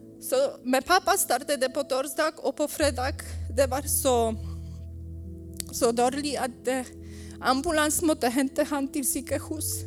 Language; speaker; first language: Swedish; non-native, learner; Polish